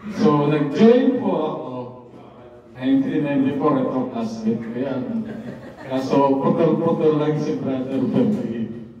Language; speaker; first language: Filipino; non-native, local second language; Cebuano